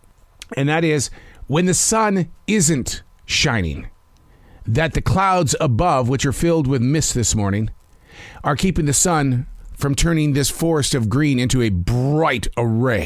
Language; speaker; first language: English; native; English